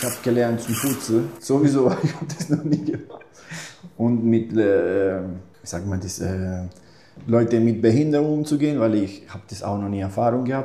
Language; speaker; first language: German; non-native, fluent; Italian